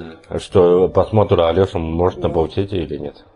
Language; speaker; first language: Russian; non-native, learner; Chinese